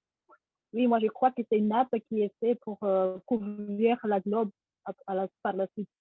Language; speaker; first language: French; non-native, learner; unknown